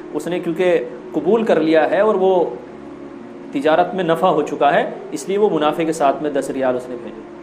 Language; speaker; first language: Urdu; native; Urdu